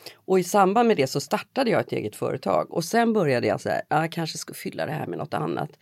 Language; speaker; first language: Swedish; native; Swedish